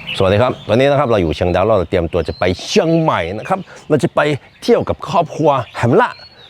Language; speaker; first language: Thai; non-native, fluent; Norwegian